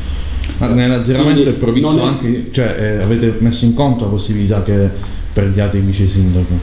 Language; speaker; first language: Italian; native; Italian